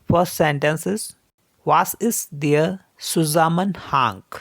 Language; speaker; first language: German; non-native, fluent; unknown